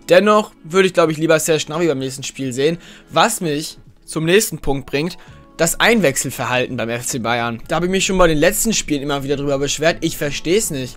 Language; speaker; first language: German; native; German